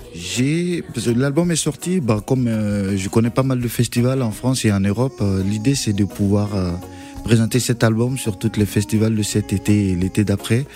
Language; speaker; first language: French; non-native, local second language; Dyula